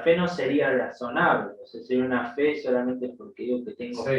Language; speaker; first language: Spanish; native; Spanish